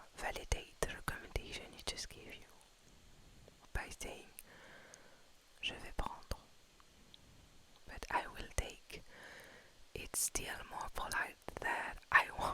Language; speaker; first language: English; non-native, fluent; French